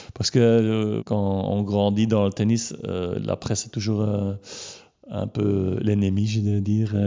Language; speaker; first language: French; native; French